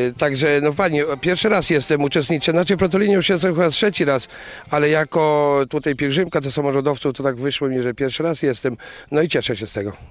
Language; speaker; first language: Polish; native; Polish